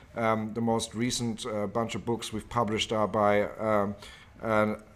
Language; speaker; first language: English; non-native, fluent; German